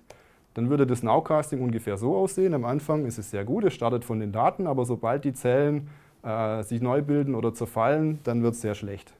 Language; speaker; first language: German; native; German